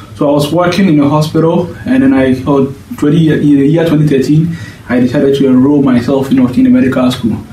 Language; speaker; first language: English; non-native, local second language; Akan